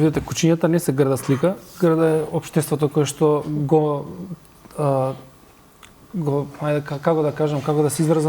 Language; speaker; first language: Macedonian; native; Macedonian